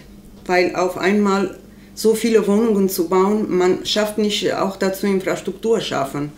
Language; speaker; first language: German; non-native, learner; Armenian